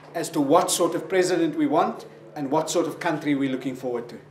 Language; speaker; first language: English; non-native, local second language; Afrikaans